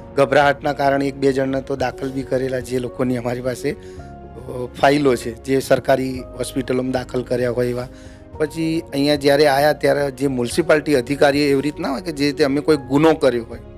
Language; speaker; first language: Gujarati; native; Gujarati